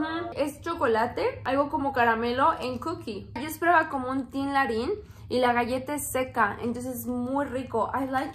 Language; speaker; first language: Spanish; native; Spanish